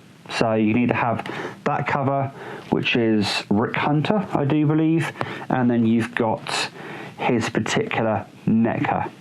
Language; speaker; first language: English; native; English